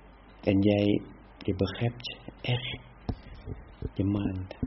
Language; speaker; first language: Dutch; non-native, fluent; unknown